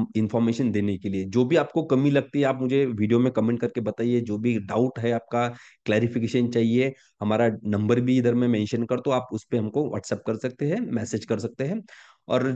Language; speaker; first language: Hindi; non-native, local second language; Marathi